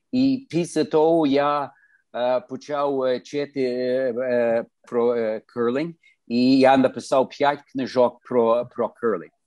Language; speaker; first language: Ukrainian; early bilingual, heritage; Ukrainian